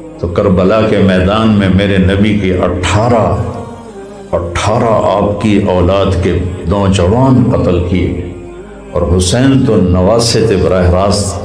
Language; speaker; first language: Urdu; non-native, local second language; Punjabi